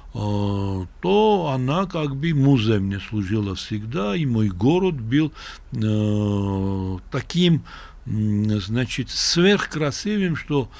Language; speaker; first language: Russian; non-native, local second language; Georgian